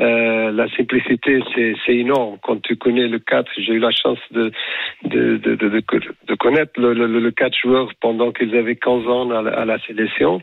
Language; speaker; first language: French; non-native, fluent; Portuguese